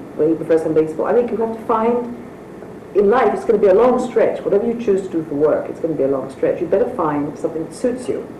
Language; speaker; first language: English; native; English